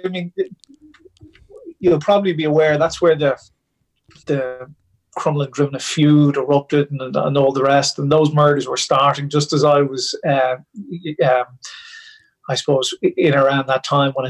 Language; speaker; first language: English; native; English